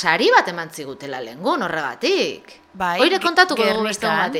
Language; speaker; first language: Basque; native; Basque